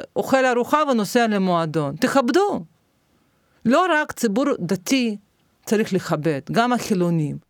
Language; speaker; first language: Hebrew; non-native, fluent; Russian